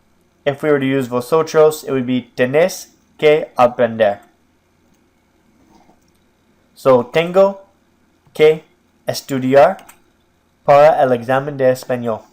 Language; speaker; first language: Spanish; non-native, fluent; English